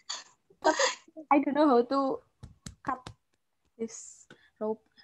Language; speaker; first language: English; non-native, fluent; Indonesian